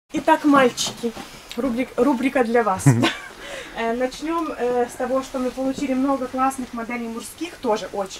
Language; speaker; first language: Russian; native; Russian